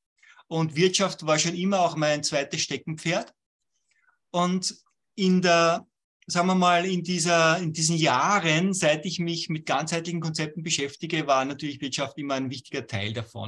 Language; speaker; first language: German; native; German